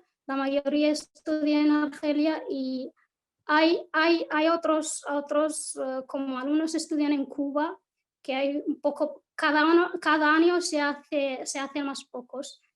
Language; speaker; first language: Spanish; non-native, local second language; Arabic